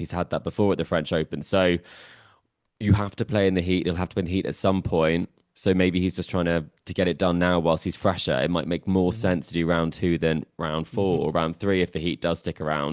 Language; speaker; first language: English; native; English